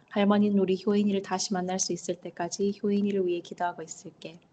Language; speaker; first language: Korean; early bilingual, heritage; Korean